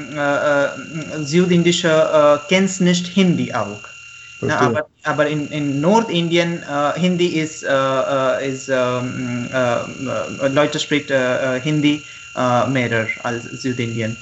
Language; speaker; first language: German; non-native, learner; Marathi